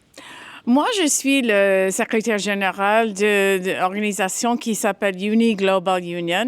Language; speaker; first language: French; non-native, fluent; English